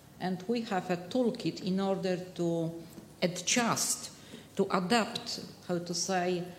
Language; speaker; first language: English; non-native, fluent; Polish